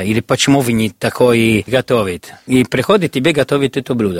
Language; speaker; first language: Russian; non-native, learner; Italian